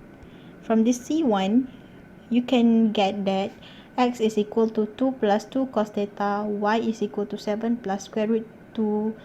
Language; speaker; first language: English; non-native, local second language; Malay